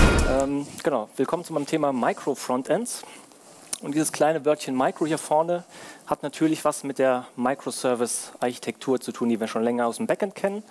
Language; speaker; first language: German; native; German